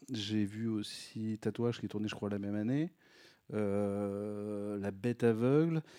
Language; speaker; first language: French; native; French